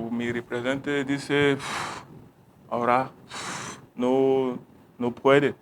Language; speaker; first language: Spanish; non-native, learner; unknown